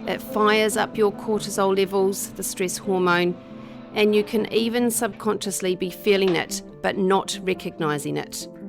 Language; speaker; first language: English; native; English